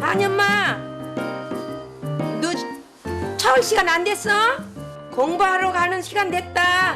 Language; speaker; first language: Korean; native; Korean